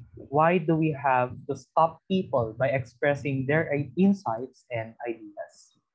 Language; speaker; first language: English; non-native, local second language; Filipino